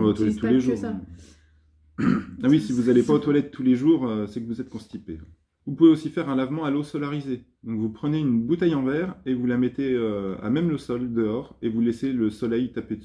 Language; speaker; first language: French; native; French